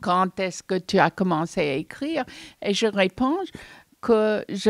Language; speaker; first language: French; non-native, fluent; English